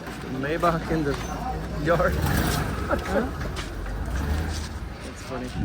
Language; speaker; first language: English; native; English